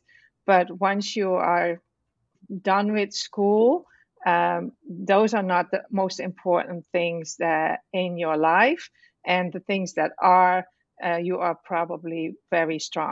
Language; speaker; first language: English; non-native, fluent; Dutch